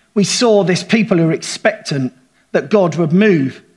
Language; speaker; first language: English; native; English